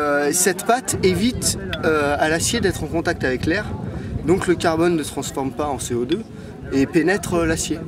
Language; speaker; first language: French; native; French